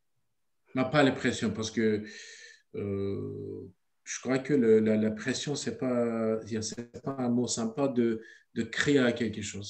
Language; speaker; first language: French; non-native, learner; Turkish